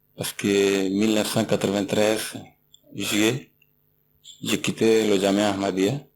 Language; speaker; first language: French; non-native, learner; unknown